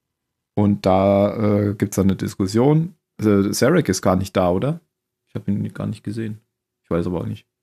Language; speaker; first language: German; native; German